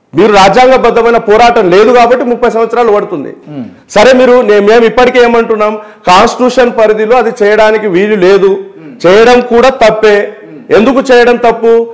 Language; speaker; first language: Telugu; non-native, local second language; Marathi